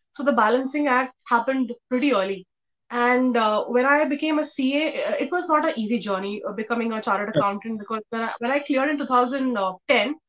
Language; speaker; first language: English; non-native, local second language; Hindi